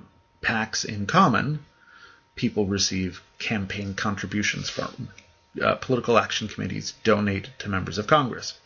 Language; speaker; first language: English; native; English